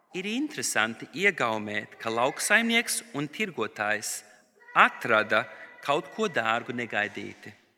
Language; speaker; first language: Latvian; early bilingual, heritage; Latvian